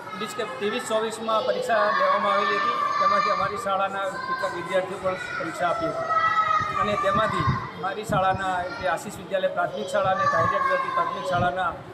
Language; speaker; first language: Gujarati; native; Gujarati